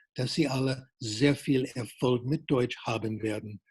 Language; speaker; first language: German; non-native, fluent; English